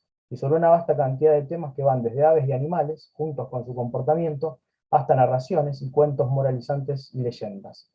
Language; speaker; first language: Spanish; native; Spanish